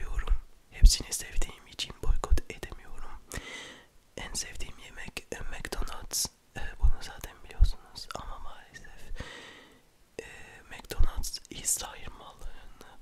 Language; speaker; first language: Turkish; early bilingual, heritage; French